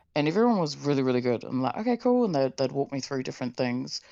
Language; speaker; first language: English; native; English